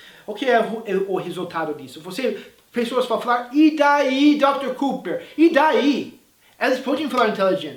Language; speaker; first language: Portuguese; non-native, fluent; English